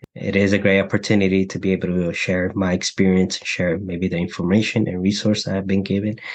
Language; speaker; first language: English; early bilingual, other home language; Mixtepec Mixtec